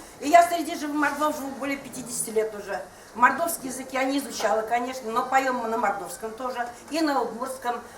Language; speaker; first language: Russian; non-native, local second language; Udmurt